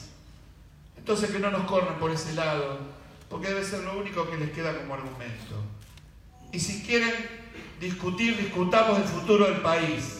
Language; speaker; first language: Spanish; native; Spanish